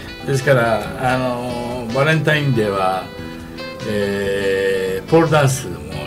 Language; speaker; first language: Japanese; native; Japanese